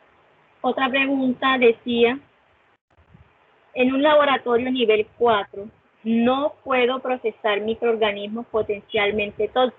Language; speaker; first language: Spanish; native; Spanish